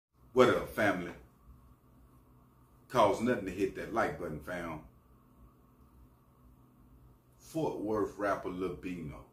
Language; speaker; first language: English; native; English